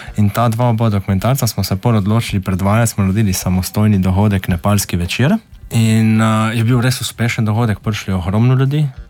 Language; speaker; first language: Slovenian; native; Slovenian